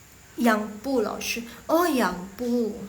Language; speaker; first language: Chinese; non-native, fluent; Indonesian